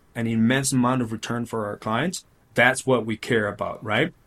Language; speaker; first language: English; early bilingual, other home language; Spanish